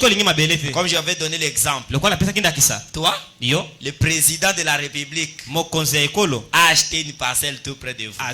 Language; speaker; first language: Haitian Creole; non-native, local second language; Lingala